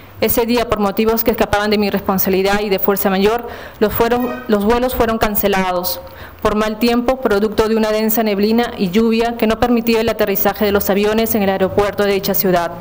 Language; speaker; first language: Spanish; native; Spanish